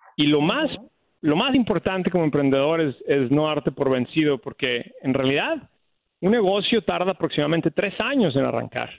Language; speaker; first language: Spanish; native; Spanish